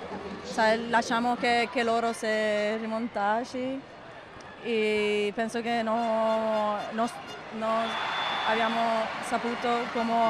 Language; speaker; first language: Italian; non-native, learner; Spanish